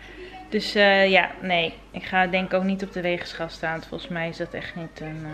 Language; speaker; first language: Dutch; native; Dutch